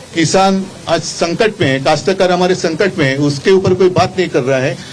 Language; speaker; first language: Hindi; non-native, local second language; Marathi